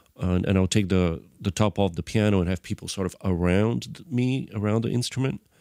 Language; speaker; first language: English; non-native, fluent; Bulgarian